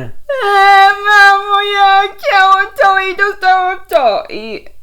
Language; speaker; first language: Polish; non-native, learner; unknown